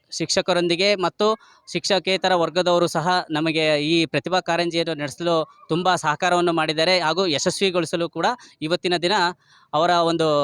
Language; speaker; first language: Kannada; native; Kannada